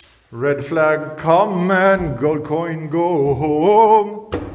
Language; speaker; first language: English; non-native, fluent; Swedish